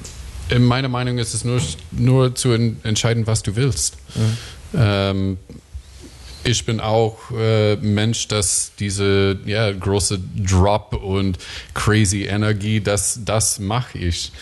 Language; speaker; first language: German; non-native, fluent; English